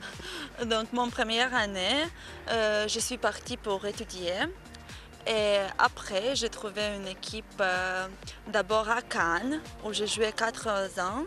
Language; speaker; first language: French; non-native, fluent; Romanian